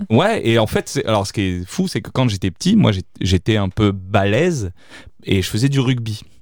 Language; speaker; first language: French; early bilingual, other home language; Italian